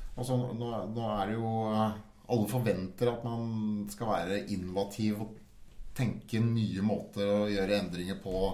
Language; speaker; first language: Norwegian; native; Norwegian